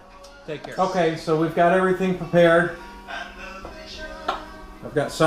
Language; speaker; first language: English; native; English